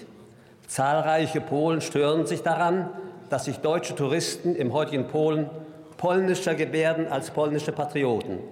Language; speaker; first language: German; native; German